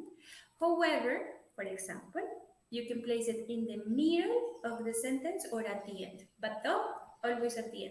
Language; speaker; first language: English; non-native, fluent; Spanish